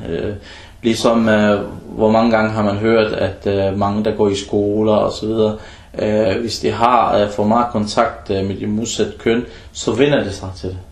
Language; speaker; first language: Danish; early bilingual, other home language; Arabic